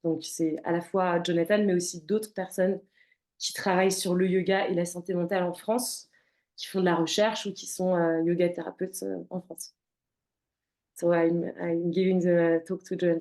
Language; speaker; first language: French; native; French